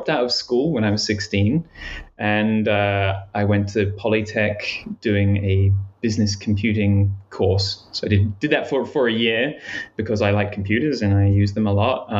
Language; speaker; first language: English; native; English